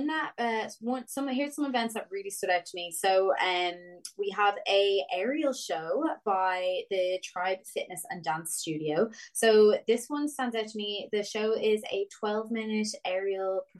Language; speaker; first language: English; native; English